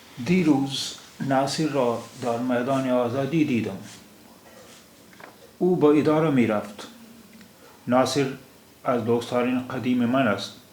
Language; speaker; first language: Persian; non-native, fluent; Urdu